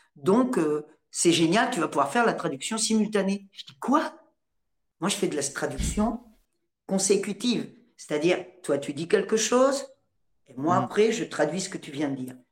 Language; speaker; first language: French; native; French